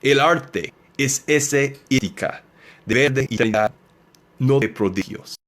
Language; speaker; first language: Spanish; non-native, learner; English